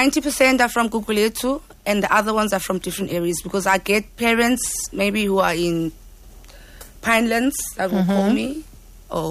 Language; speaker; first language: English; non-native, local second language; Xhosa